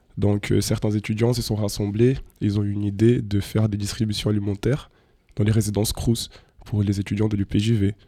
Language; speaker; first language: French; non-native, fluent; Portuguese